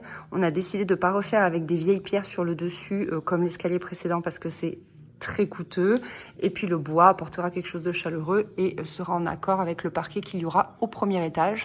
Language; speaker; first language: French; native; French